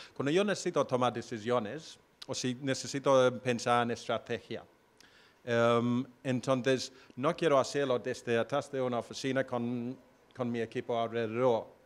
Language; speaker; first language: Spanish; non-native, fluent; English